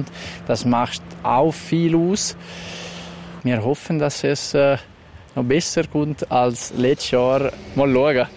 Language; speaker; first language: German; non-native, local second language; Italian